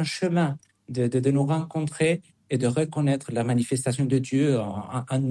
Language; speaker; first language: French; non-native, fluent; Spanish